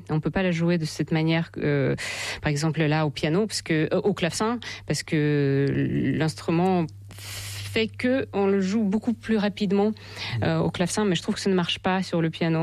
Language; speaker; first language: French; non-native, fluent; Russian